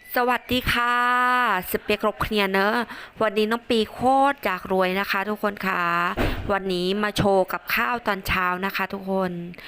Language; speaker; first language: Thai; non-native, local second language; Northern Khmer